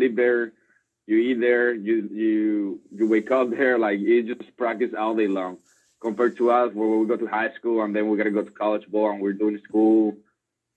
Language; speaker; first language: English; non-native, fluent; Spanish